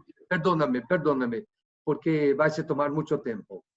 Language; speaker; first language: Spanish; non-native, fluent; Portuguese